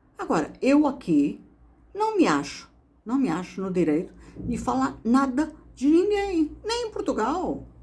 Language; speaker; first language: Portuguese; native; Portuguese